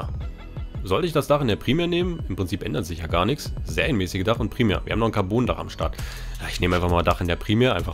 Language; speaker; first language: German; native; German